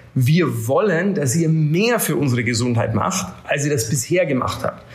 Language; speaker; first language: German; native; German